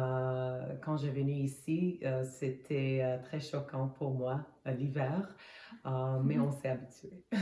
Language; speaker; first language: French; non-native, fluent; Armenian